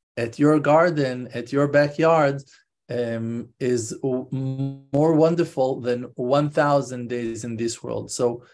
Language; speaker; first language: English; non-native, fluent; Hebrew